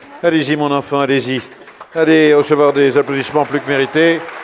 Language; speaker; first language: French; native; French